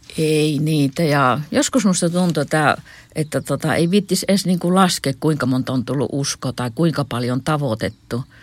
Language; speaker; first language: Finnish; native; Finnish